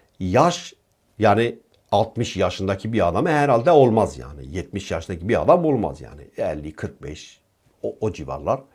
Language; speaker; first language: Turkish; native; Turkish